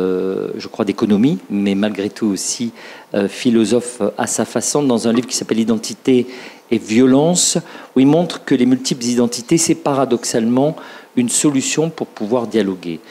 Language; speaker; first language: French; native; French